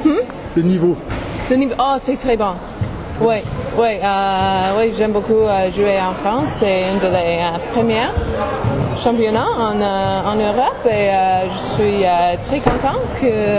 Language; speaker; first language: French; non-native, learner; English